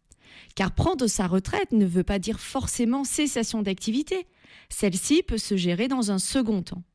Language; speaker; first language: French; native; French